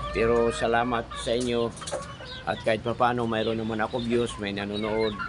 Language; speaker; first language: Filipino; non-native, local second language; Cebuano